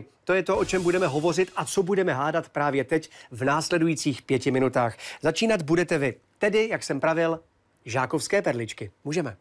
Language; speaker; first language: Czech; native; Czech